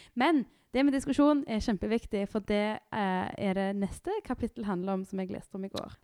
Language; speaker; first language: Norwegian; native; Norwegian